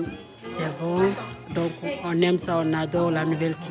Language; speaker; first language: French; non-native, fluent; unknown